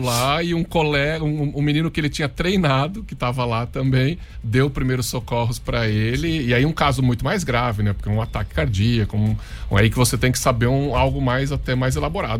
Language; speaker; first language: Portuguese; native; Portuguese